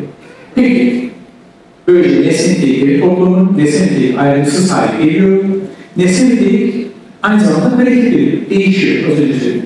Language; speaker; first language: Turkish; native; Turkish